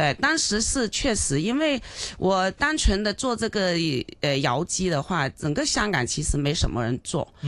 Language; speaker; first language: Chinese; non-native, local second language; Hakka Chinese